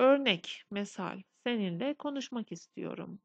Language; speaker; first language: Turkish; non-native, fluent; Persian